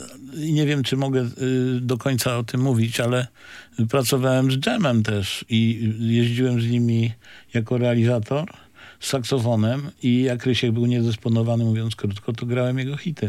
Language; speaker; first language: Polish; native; Polish